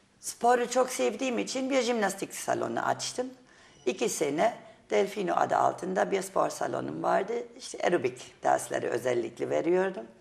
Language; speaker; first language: Turkish; non-native, fluent; German